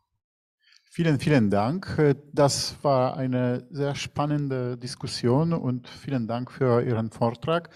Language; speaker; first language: German; non-native, fluent; Polish